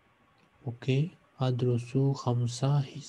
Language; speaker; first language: Arabic; non-native, fluent; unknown